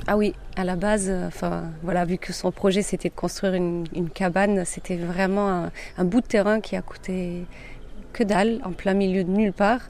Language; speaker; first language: French; native; French